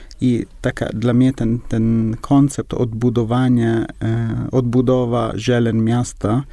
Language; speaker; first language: Polish; non-native, learner; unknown